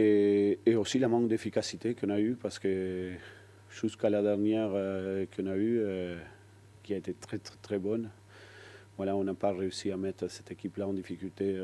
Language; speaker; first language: French; non-native, fluent; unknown